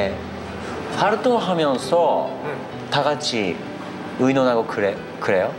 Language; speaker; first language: Korean; non-native, learner; Japanese